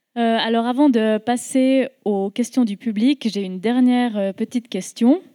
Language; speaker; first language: French; native; French